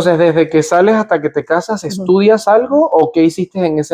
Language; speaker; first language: Spanish; native; Spanish